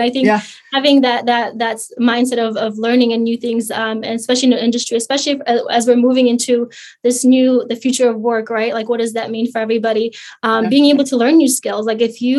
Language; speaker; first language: English; early bilingual, other home language; Polish